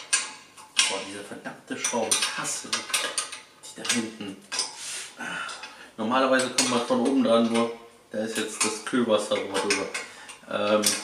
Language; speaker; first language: German; native; German